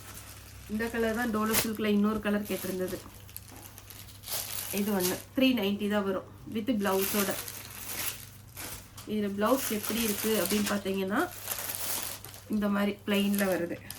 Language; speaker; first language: Tamil; native; Tamil